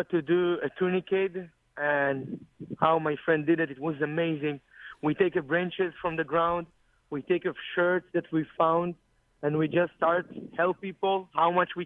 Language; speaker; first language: English; non-native, learner; Hebrew